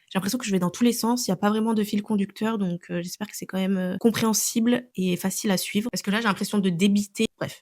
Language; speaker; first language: French; native; French